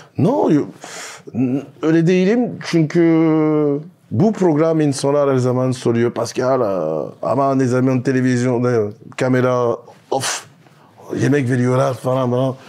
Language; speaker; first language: Turkish; non-native, learner; French